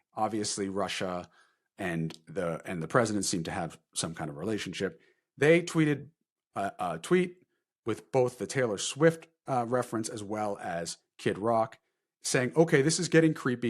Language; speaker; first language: English; native; English